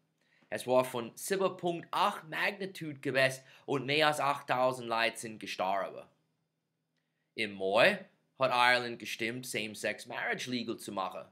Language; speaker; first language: German; non-native, fluent; English